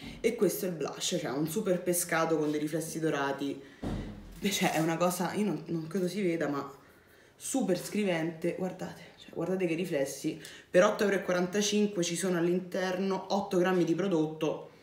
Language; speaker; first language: Italian; native; Italian